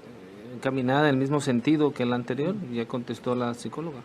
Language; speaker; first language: Spanish; native; Spanish